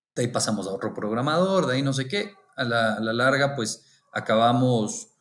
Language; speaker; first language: Spanish; native; Spanish